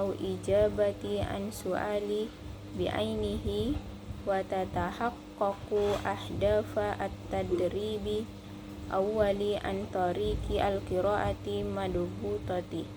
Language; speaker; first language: Arabic; non-native, learner; Indonesian